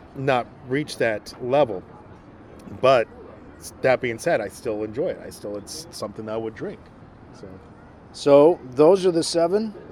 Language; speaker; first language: English; non-native, fluent; Spanish